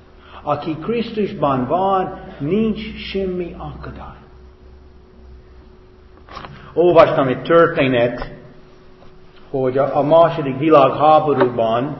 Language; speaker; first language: Hungarian; non-native, fluent; English